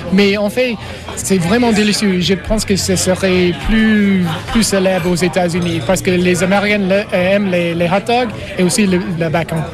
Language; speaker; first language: French; non-native, learner; English